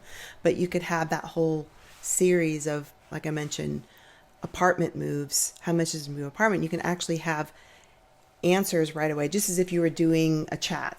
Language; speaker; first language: English; native; English